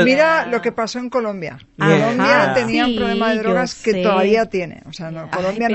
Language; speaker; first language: Spanish; native; Spanish